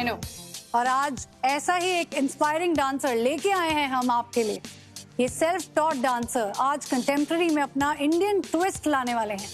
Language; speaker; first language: Hindi; native; Hindi